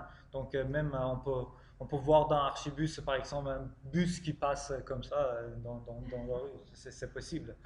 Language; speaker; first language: French; non-native, fluent; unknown